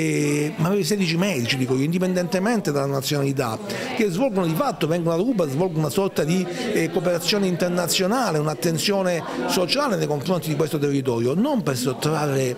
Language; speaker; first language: Italian; native; Italian